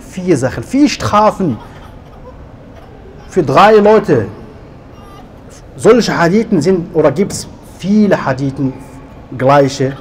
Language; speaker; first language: German; non-native, learner; Arabic